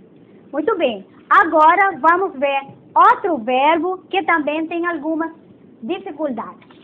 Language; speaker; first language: Portuguese; non-native, fluent; Spanish